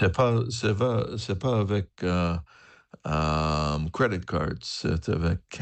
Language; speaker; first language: French; non-native, learner; English